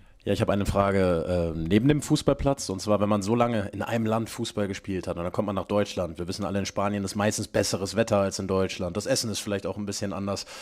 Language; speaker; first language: German; native; German